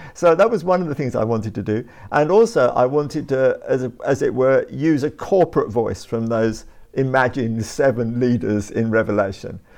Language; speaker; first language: English; native; English